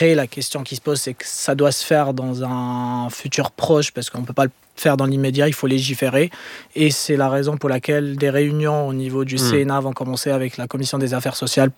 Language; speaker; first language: French; non-native, local second language; Arabic